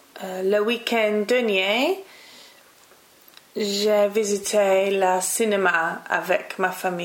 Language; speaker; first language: French; non-native, learner; English